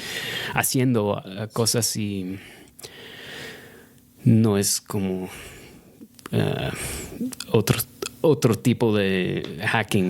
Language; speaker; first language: Spanish; non-native, fluent; English